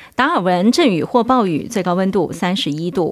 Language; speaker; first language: Chinese; native; Chinese